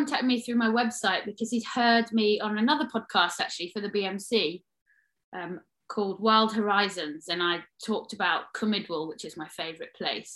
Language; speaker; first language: English; native; English